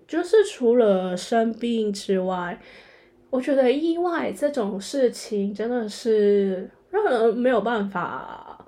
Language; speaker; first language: Chinese; non-native, local second language; Cantonese